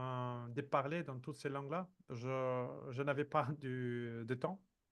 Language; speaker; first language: French; non-native, fluent; Portuguese